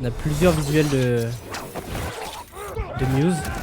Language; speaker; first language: French; native; French